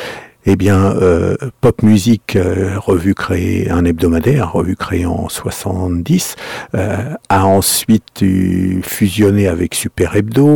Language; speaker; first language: French; native; French